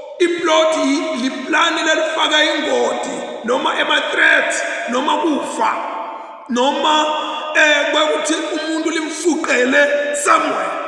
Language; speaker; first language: Zulu; non-native, local second language; Swati